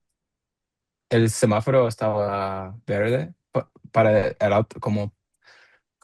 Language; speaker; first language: Spanish; non-native, learner; English